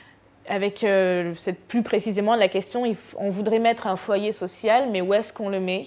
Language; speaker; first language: French; native; French